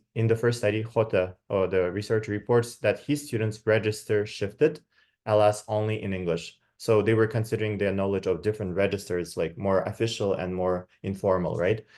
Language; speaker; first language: English; non-native, fluent; Kazakh